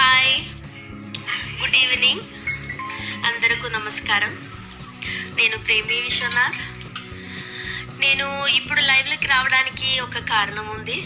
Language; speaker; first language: Telugu; non-native, learner; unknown